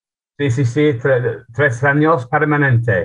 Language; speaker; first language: Spanish; non-native, learner; English